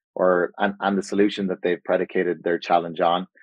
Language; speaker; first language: English; native; English